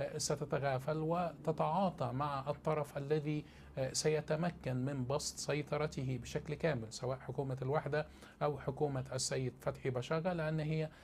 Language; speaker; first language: Arabic; native; Arabic